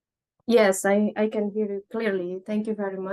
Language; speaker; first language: English; non-native, fluent; Indonesian